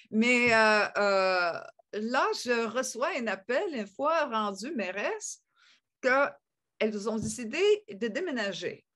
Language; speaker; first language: French; native; French